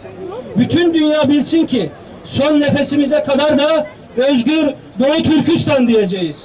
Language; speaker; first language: Turkish; native; Turkish